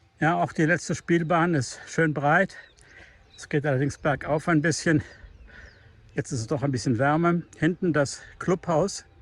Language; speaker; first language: German; native; German